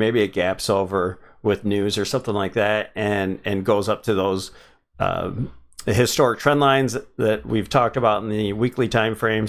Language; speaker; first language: English; native; English